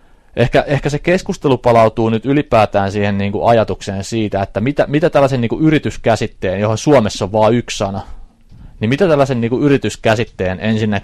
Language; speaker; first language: Finnish; native; Finnish